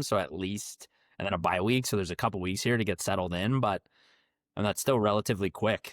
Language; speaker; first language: English; native; English